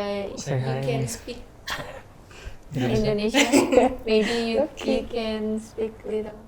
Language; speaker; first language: English; non-native, learner; Indonesian